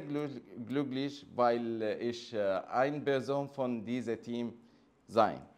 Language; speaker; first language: German; non-native, learner; Arabic